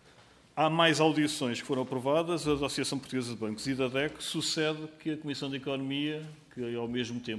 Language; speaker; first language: Portuguese; native; Portuguese